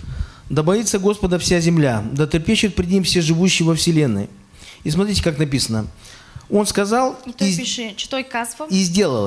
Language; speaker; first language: Russian; native; Russian